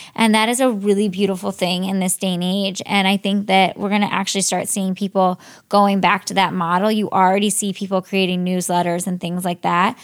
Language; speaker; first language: English; native; English